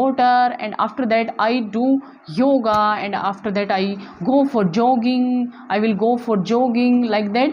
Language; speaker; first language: English; non-native, local second language; Hindi